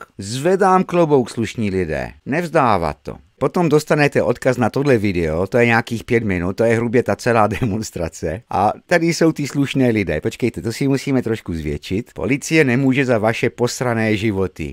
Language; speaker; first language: Czech; non-native, fluent; English